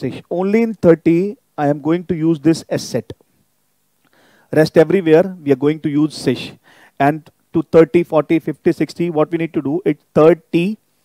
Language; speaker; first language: English; non-native, local second language; Hindi